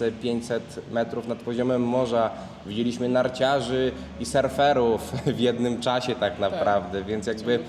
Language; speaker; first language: Polish; native; Polish